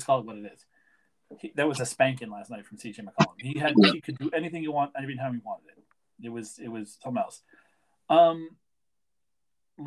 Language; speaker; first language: English; native; English